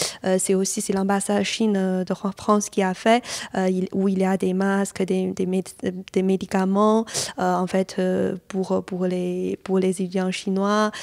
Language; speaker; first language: French; non-native, fluent; Chinese